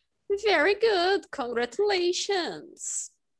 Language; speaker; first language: English; non-native, fluent; Portuguese